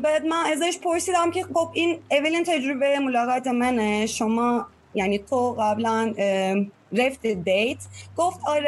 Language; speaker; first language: Persian; non-native, fluent; Turkish